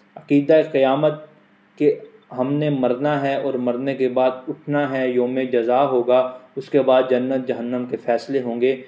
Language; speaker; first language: Urdu; non-native, local second language; Punjabi